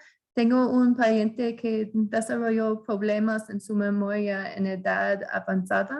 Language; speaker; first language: Spanish; non-native, fluent; English